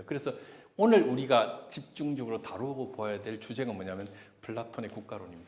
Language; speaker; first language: Korean; native; Korean